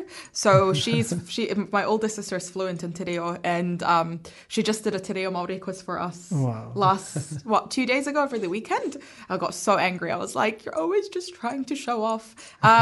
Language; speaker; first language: English; native; English